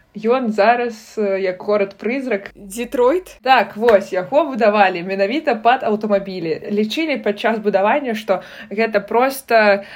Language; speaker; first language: Belarusian; non-native, local second language; Russian